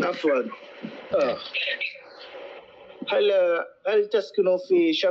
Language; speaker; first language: Arabic; non-native, learner; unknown